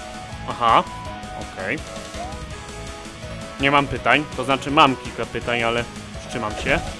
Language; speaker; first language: Polish; native; Polish